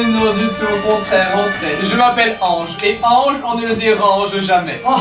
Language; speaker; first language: French; native; French